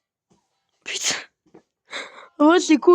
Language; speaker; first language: French; native; French